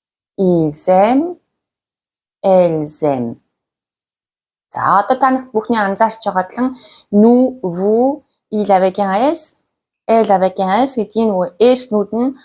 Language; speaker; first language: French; non-native, fluent; Mongolian